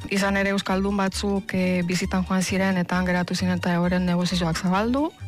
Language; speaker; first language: Basque; non-native, fluent; Romanian